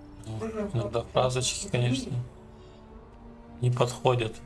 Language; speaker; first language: Russian; native; Russian